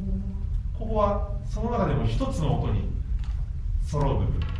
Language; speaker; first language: Japanese; native; Japanese